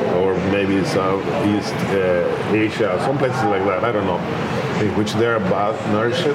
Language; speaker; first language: English; non-native, fluent; Spanish